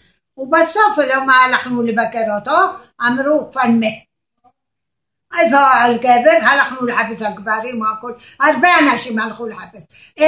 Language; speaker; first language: Hebrew; non-native, learner; Arabic